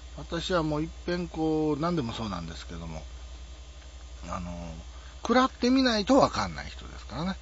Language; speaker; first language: Japanese; native; Japanese